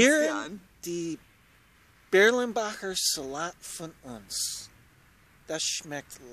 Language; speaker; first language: German; non-native, learner; English